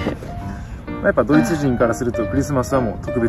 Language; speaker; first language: Japanese; native; Japanese